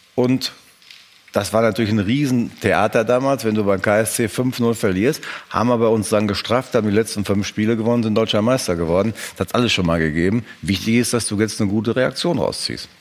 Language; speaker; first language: German; native; German